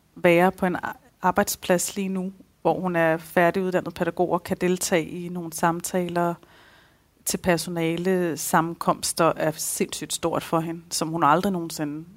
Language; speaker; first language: Danish; early bilingual, other home language; Persian